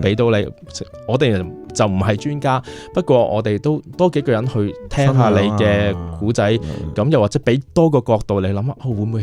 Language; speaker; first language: Cantonese; native; Cantonese